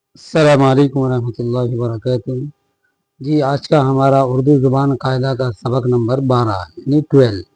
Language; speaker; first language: Urdu; native; Urdu